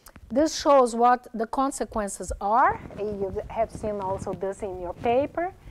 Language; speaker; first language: English; non-native, fluent; Portuguese